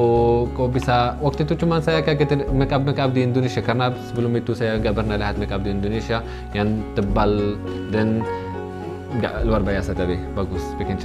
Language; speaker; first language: Indonesian; non-native, fluent; Arabic